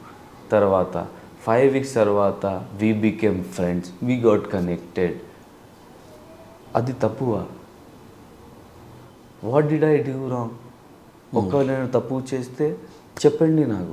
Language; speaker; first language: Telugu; non-native, local second language; Hindi